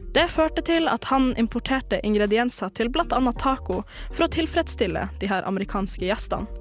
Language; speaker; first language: Norwegian; native; Norwegian